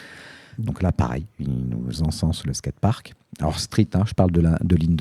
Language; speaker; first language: French; native; French